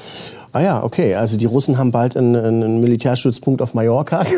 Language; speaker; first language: German; native; German